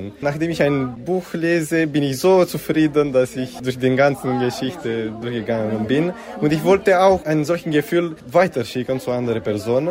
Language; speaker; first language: German; non-native, local second language; Romanian